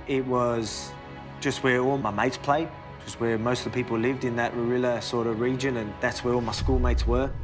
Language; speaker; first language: English; native; English